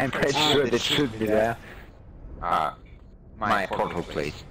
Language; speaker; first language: English; non-native, learner; German